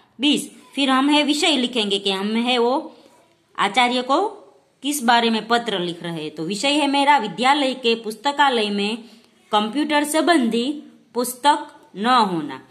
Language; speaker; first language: Hindi; non-native, local second language; Gujarati